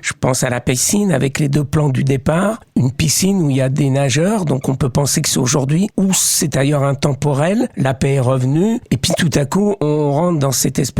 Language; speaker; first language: French; native; French